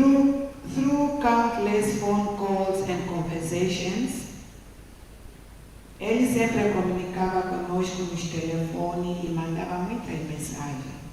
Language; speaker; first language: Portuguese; non-native, learner; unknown